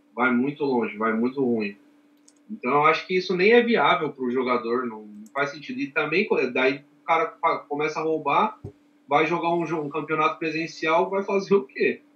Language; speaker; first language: Portuguese; native; Portuguese